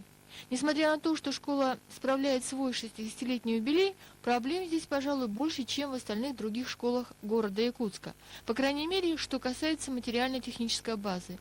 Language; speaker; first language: Russian; native; Russian